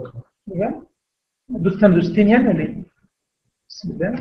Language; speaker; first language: Arabic; native; Arabic